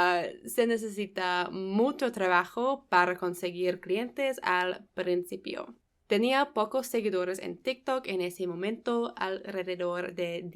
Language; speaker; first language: Spanish; non-native, fluent; English